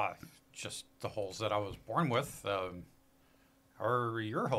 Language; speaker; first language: English; native; English